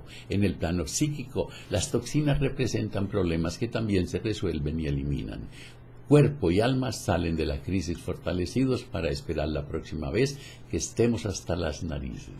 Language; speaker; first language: Spanish; native; Spanish